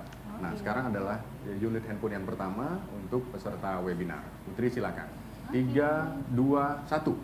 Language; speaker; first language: Indonesian; native; Indonesian